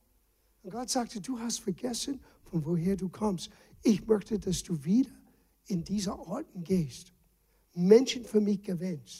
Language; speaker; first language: German; non-native, fluent; English